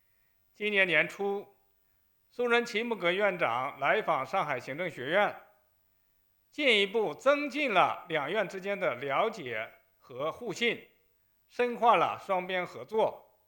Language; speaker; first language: Chinese; native; Chinese